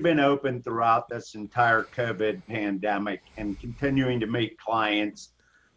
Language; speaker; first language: English; native; English